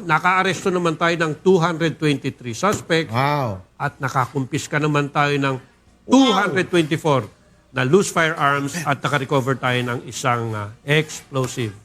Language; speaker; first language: Filipino; native; Filipino